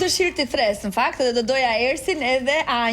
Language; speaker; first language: Albanian; native; Albanian